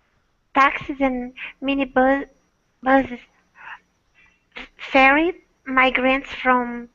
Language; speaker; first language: English; non-native, learner; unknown